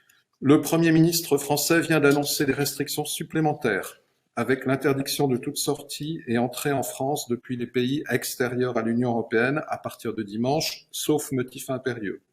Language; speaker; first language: French; native; French